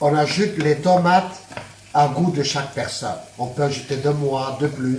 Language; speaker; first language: French; non-native, fluent; Spanish